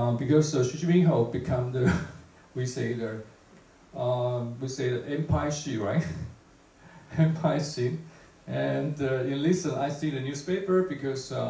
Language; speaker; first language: English; non-native, fluent; Chinese